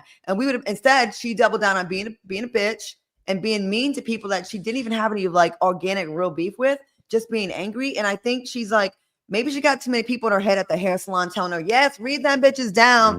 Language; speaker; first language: English; native; English